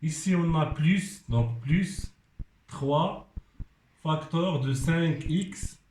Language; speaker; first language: French; non-native, local second language; Arabic